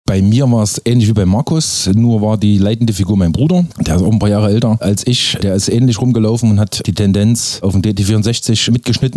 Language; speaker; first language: German; native; German